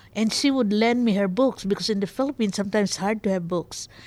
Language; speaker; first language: English; non-native, local second language; Bikol